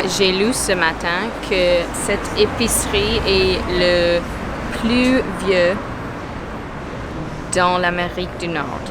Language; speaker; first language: French; non-native, local second language; English